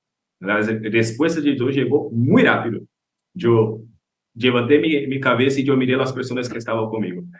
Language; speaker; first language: Spanish; non-native, learner; Portuguese